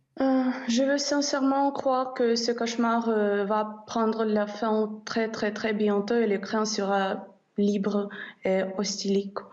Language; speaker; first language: French; non-native, fluent; Ukrainian